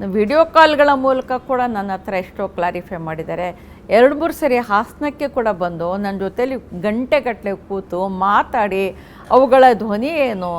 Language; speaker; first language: Kannada; non-native, local second language; Urdu